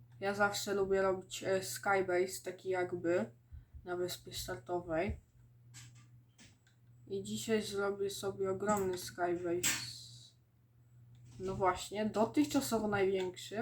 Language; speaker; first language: Polish; native; Polish